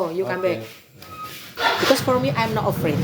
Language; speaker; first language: English; non-native, learner; Indonesian